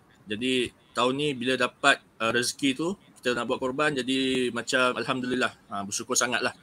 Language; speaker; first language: Malay; native; Malay